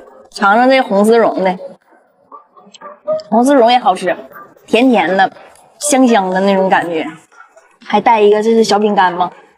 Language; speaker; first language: Chinese; native; Chinese